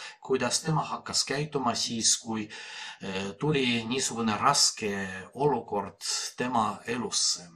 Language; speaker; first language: Estonian; non-native, fluent; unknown